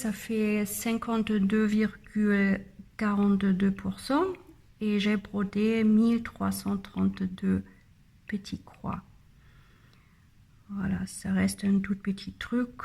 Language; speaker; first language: French; non-native, learner; German